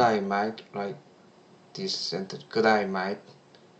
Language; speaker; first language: English; non-native, learner; Korean